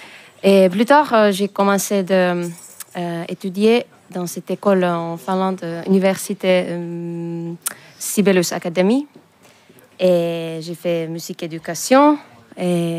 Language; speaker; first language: French; non-native, fluent; Finnish